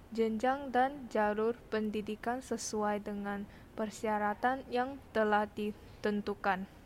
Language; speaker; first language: Indonesian; non-native, learner; Chinese